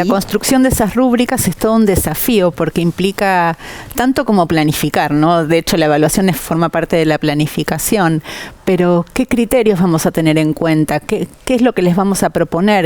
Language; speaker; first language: Spanish; native; Spanish